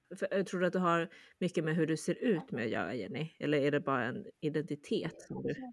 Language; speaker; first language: Swedish; early bilingual, other home language; Chinese